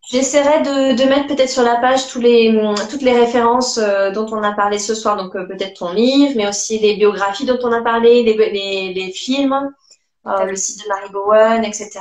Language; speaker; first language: French; native; French